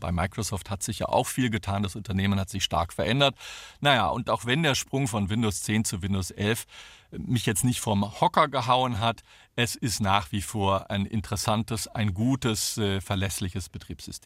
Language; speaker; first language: German; native; German